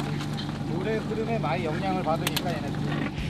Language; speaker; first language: Korean; native; Korean